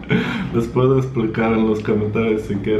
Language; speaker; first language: Spanish; non-native, fluent; Russian